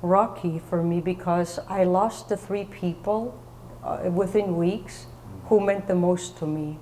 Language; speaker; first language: English; non-native, fluent; German